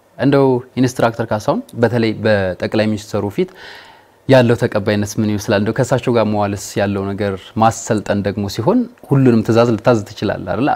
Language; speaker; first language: Amharic; native; Amharic